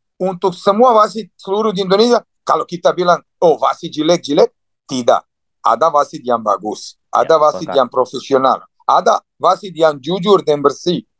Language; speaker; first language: Indonesian; non-native, fluent; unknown